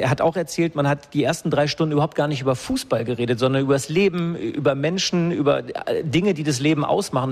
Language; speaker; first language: German; native; German